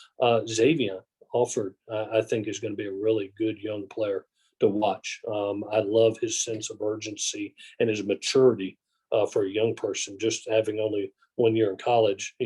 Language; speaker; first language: English; native; English